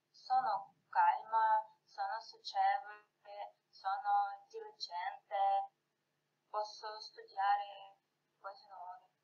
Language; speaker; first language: Italian; non-native, learner; Russian